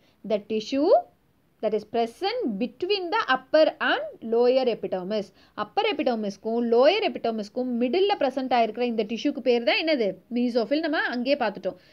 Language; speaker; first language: English; non-native, local second language; Tamil